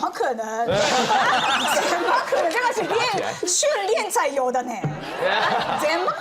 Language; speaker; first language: Chinese; non-native, fluent; Japanese